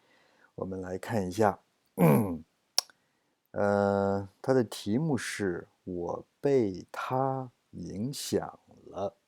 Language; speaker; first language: Chinese; non-native, fluent; English